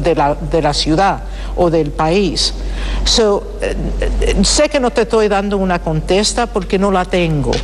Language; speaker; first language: Spanish; early bilingual, heritage; Spanish